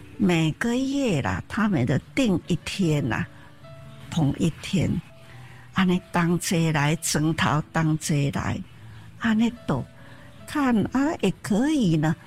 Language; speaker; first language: Chinese; non-native, local second language; Min Nan Chinese